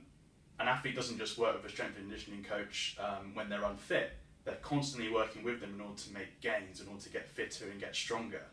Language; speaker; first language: English; native; English